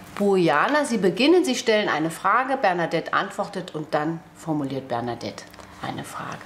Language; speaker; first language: German; native; German